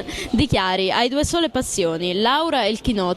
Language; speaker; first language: Italian; native; Italian